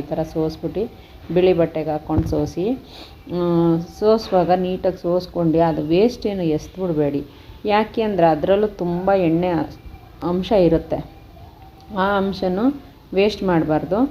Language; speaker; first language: Kannada; native; Kannada